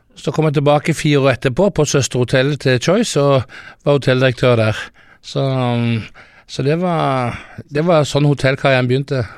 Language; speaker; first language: Norwegian; early bilingual, heritage; Norwegian